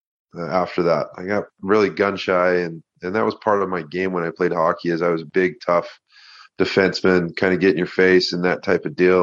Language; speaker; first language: English; native; English